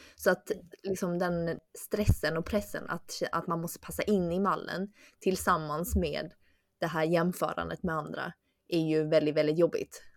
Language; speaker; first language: Swedish; early bilingual, other home language; Chinese